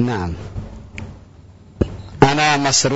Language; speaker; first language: Arabic; non-native, fluent; Indonesian